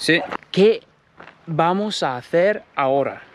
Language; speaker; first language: Spanish; non-native, fluent; English